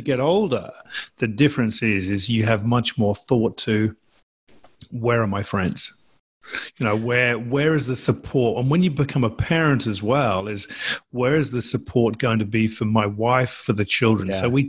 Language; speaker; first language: English; native; English